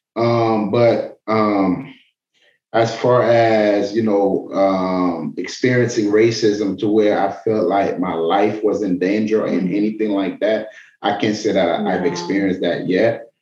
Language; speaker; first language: English; native; English